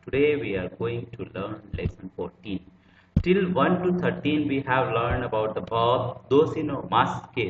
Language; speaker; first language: English; non-native, local second language; Nepali